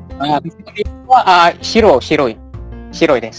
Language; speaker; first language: Japanese; non-native, learner; Malay